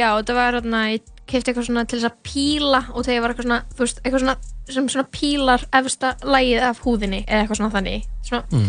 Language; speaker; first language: Icelandic; native; Icelandic